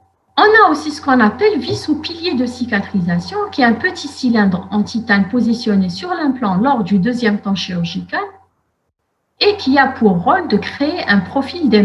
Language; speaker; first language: French; non-native, local second language; Arabic